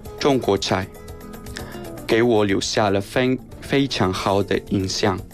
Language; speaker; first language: Chinese; non-native, learner; Spanish